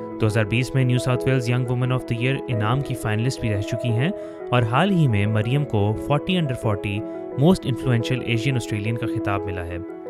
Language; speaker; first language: Urdu; native; Urdu